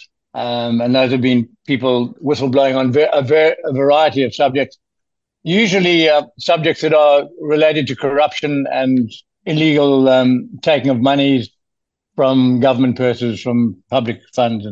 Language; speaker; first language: English; native; English